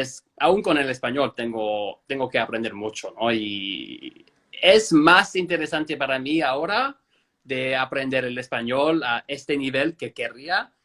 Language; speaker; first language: Spanish; non-native, fluent; English